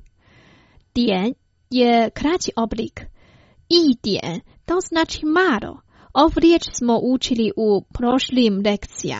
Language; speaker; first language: Croatian; non-native, fluent; Chinese